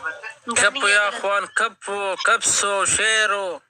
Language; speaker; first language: Arabic; non-native, learner; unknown